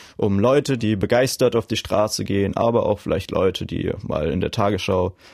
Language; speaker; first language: German; native; German